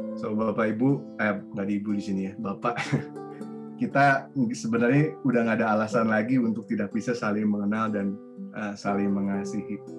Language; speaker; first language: Indonesian; native; Indonesian